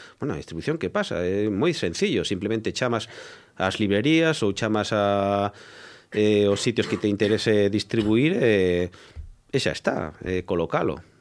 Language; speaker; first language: Galician; non-native, local second language; Spanish